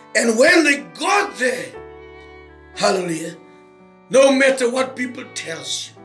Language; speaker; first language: English; non-native, local second language; Afrikaans